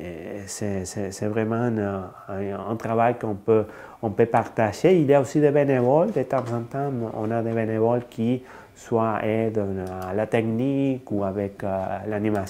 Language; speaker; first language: French; non-native, fluent; Spanish